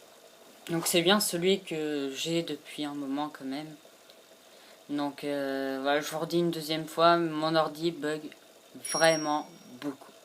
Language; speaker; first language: French; native; French